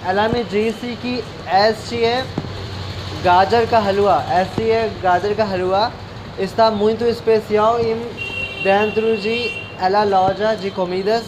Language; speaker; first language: Portuguese; non-native, learner; Hindi